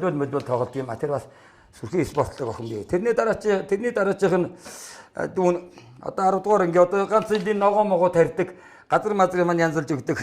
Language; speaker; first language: Mongolian; native; Mongolian